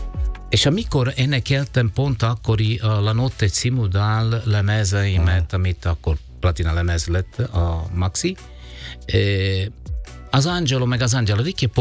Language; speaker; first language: Hungarian; non-native, fluent; Italian